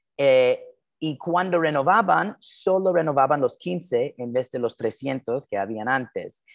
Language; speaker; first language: Spanish; non-native, fluent; English